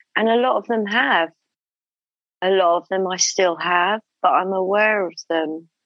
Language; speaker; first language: English; native; English